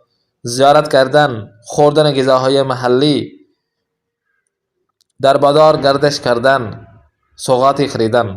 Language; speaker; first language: Persian; non-native, fluent; Urdu